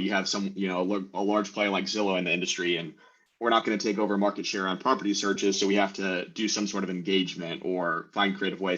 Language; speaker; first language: English; native; English